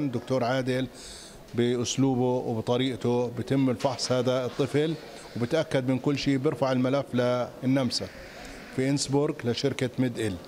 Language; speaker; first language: Arabic; native; Arabic